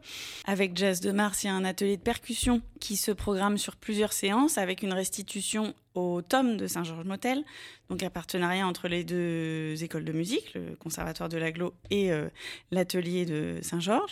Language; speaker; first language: French; native; French